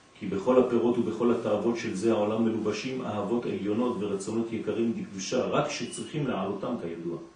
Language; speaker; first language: Hebrew; non-native, fluent; French